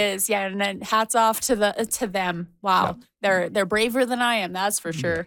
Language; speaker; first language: English; native; English